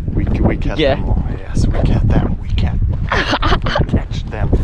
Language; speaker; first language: English; non-native, learner; German